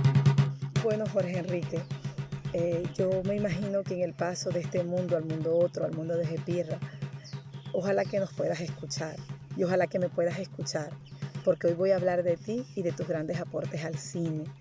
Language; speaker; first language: Spanish; non-native, local second language; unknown